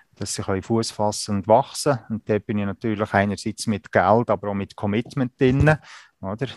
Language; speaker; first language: German; native; German